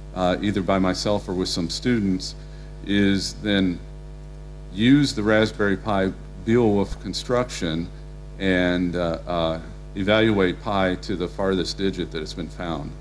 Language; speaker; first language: English; native; English